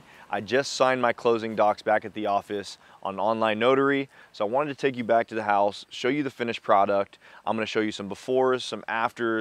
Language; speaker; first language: English; native; English